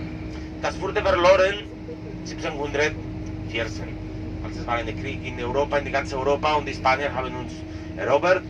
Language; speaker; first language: German; non-native, learner; Catalan